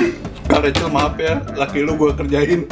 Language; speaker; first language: Indonesian; native; Indonesian